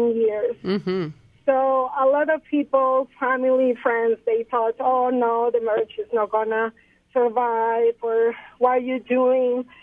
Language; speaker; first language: English; non-native, fluent; Spanish